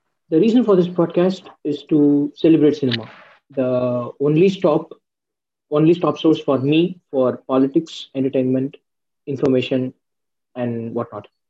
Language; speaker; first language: English; non-native, local second language; Tamil